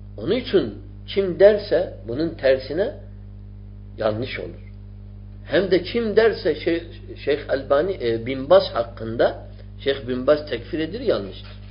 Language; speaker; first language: Turkish; non-native, fluent; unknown